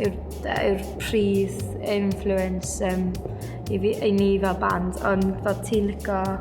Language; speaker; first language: Welsh; non-native, local second language; English